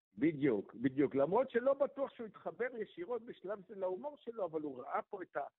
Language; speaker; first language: Hebrew; native; Hebrew